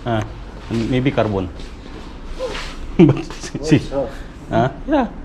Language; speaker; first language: English; non-native, learner; Filipino